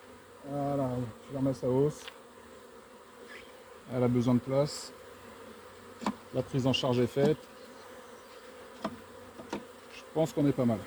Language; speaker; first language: French; native; French